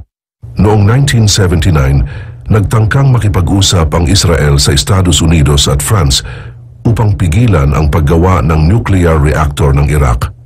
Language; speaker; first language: Filipino; native; Filipino